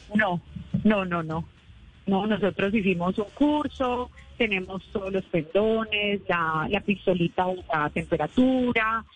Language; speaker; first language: Spanish; native; Spanish